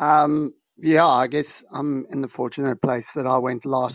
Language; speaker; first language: English; native; English